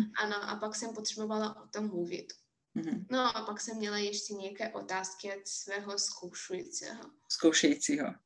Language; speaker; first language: Czech; non-native, fluent; Russian